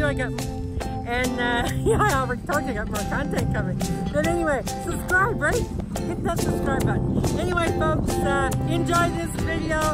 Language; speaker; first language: English; native; English